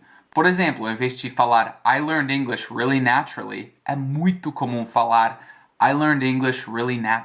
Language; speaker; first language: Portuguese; non-native, fluent; English